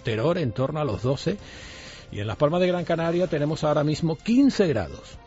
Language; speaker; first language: Spanish; native; Spanish